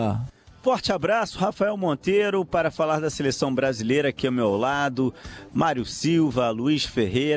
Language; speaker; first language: Portuguese; native; Portuguese